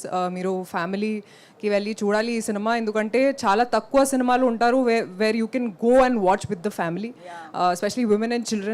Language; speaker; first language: Telugu; non-native, fluent; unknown